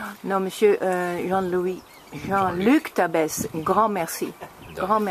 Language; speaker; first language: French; non-native, learner; Dutch